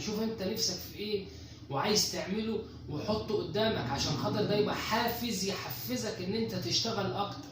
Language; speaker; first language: Arabic; native; Arabic